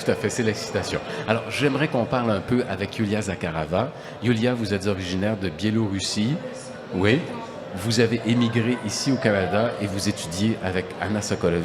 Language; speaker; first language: French; native; French